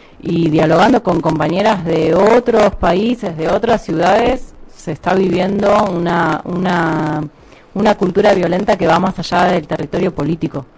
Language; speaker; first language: Spanish; native; Spanish